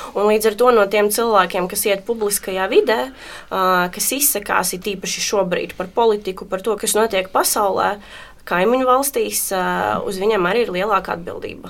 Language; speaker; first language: Latvian; non-native, local second language; Russian